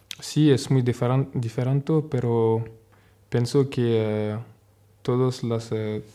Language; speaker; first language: Spanish; non-native, learner; French